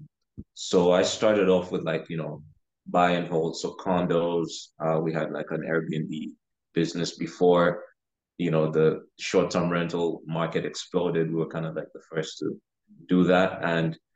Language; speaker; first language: English; non-native, local second language; Ganda